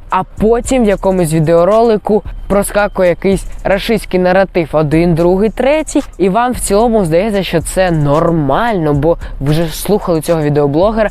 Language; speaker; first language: Ukrainian; non-native, local second language; Russian